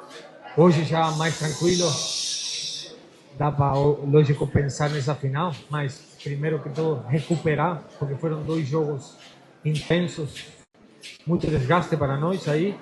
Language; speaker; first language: Portuguese; non-native, fluent; Spanish